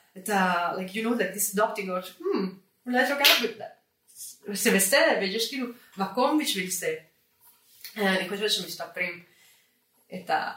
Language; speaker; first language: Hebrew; non-native, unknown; Spanish